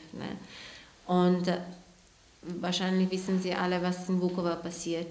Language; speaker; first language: German; non-native, fluent; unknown